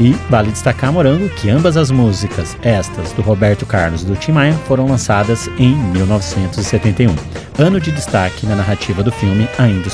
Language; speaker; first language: Portuguese; native; Portuguese